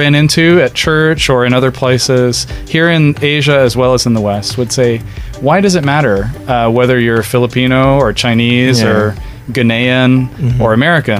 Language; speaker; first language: English; native; English